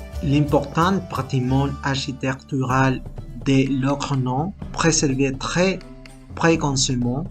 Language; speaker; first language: French; non-native, learner; Spanish